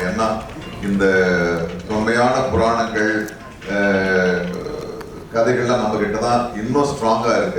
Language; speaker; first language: Tamil; native; Tamil